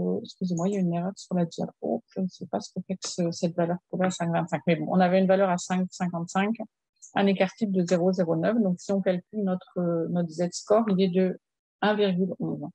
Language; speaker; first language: French; native; French